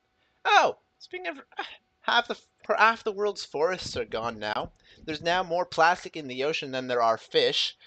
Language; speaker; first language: English; native; English